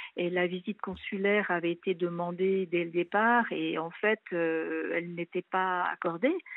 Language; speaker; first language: French; native; French